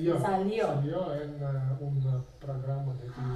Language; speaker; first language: Spanish; non-native, learner; Russian